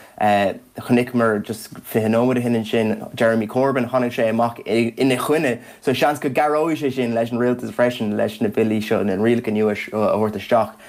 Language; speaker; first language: Irish; native; Irish